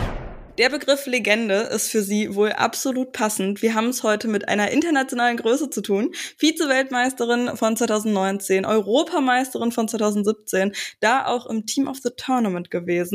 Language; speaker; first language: German; native; German